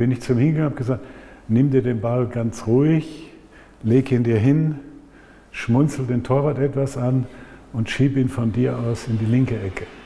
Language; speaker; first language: German; native; German